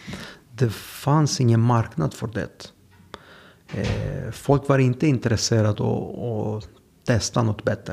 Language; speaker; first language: Swedish; non-native, fluent; Greek